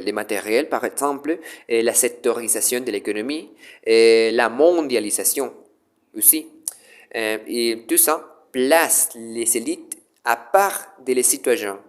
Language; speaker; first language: French; non-native, learner; Spanish